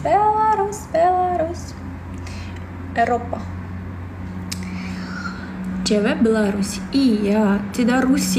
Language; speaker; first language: Indonesian; non-native, learner; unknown